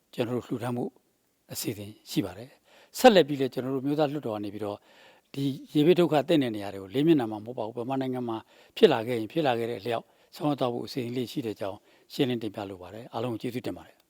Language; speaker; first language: Burmese; native; Burmese